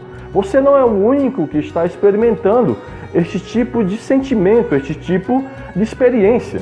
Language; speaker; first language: Portuguese; native; Portuguese